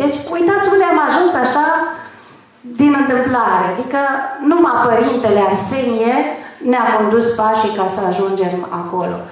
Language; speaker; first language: Romanian; native; Romanian